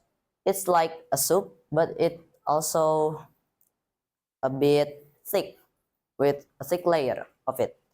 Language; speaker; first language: English; non-native, learner; Indonesian